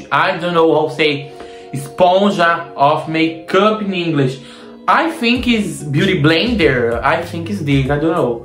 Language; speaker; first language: English; non-native, learner; Portuguese